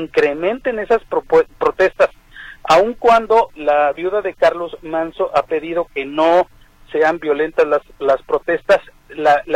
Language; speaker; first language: Spanish; native; Spanish